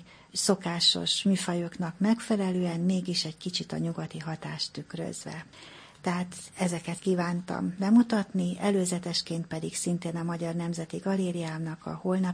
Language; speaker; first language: Hungarian; native; Hungarian